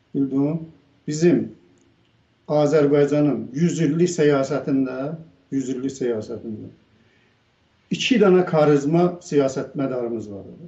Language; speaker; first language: Azerbaijani; native; Azerbaijani